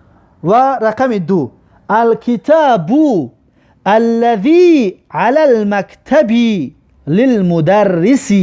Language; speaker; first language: Arabic; non-native, fluent; Persian